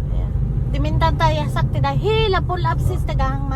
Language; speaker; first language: Danish; non-native, learner; Filipino